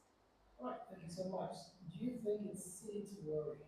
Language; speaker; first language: English; non-native, fluent; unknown